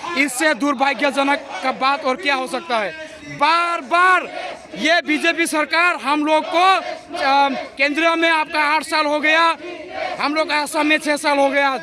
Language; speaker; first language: Hindi; non-native, local second language; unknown